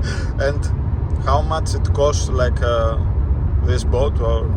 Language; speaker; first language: English; non-native, learner; Greek